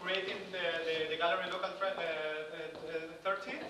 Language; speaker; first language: English; non-native, fluent; Spanish